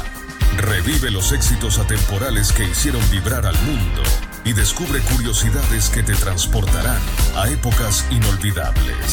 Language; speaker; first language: Spanish; native; Spanish